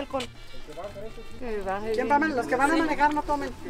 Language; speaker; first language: Spanish; native; Spanish